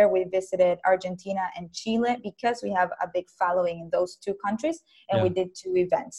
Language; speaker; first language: English; non-native, fluent; Spanish